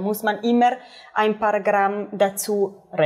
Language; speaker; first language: German; non-native, fluent; Italian